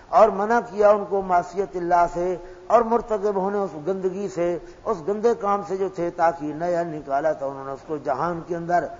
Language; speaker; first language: Urdu; non-native, local second language; Pashto